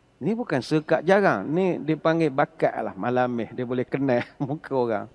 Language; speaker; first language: Malay; native; Malay